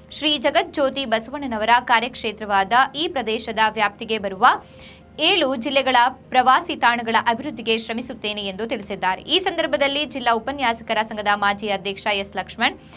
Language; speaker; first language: Kannada; native; Kannada